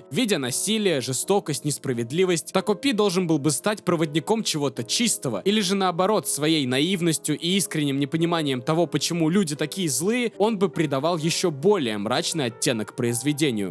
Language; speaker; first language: Russian; native; Russian